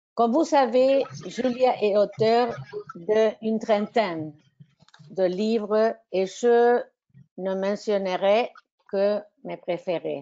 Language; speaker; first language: French; non-native, fluent; Spanish